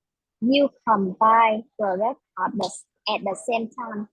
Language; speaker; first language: English; non-native, learner; Vietnamese